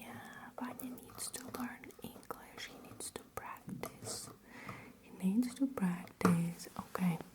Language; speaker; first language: English; non-native, fluent; Russian